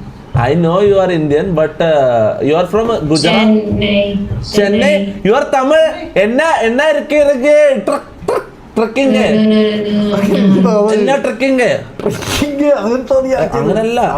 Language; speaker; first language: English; non-native, local second language; Malayalam